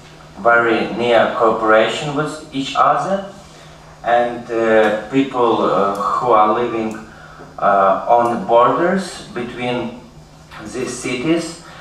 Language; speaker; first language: English; non-native, learner; Ukrainian